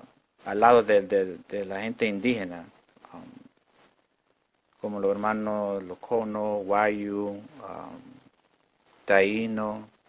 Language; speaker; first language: Spanish; non-native, local second language; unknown